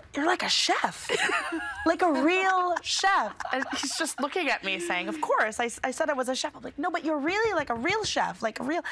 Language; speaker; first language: English; native; English